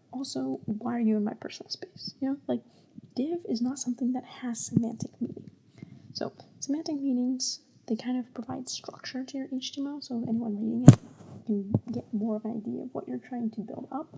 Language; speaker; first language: English; native; English